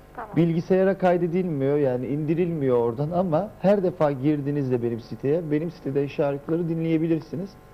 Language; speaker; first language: Turkish; native; Turkish